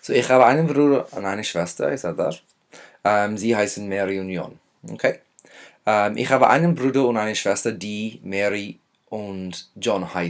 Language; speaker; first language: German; non-native, fluent; English